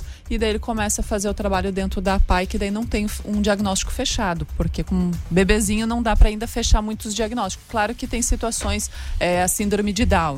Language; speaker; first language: Portuguese; native; Portuguese